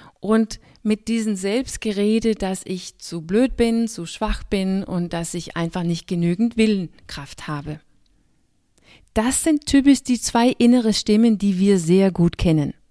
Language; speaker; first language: German; non-native, fluent; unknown